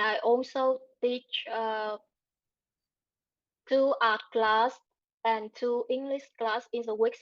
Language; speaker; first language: English; non-native, learner; Vietnamese